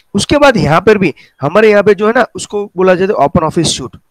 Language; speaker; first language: Hindi; native; Hindi